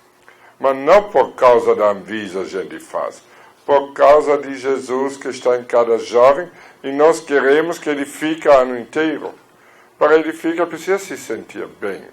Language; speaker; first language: Portuguese; non-native, fluent; German